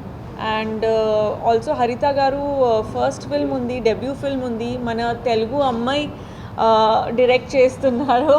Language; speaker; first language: Telugu; non-native, fluent; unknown